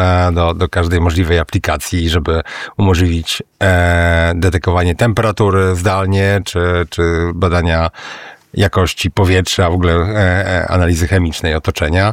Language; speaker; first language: Polish; native; Polish